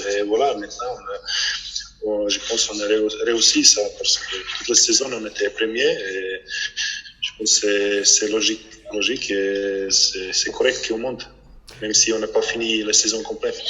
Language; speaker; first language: French; non-native, fluent; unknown